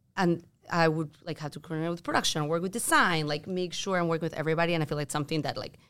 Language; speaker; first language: English; non-native, fluent; Spanish